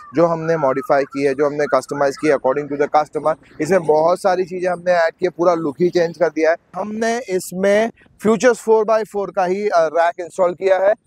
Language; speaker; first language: Hindi; native; Hindi